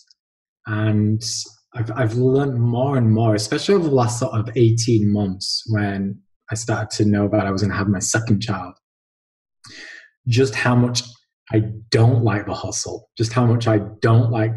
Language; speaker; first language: English; native; English